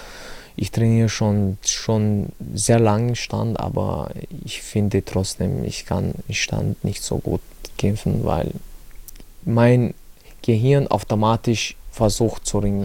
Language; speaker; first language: German; early bilingual, other home language; Chechen